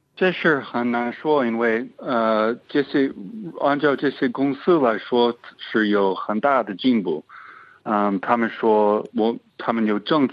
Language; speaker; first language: Chinese; non-native, fluent; English